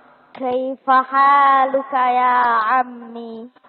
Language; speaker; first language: Arabic; non-native, learner; Indonesian